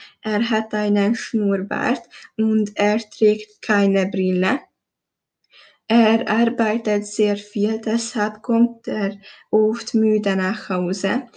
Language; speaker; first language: German; non-native, learner; Hungarian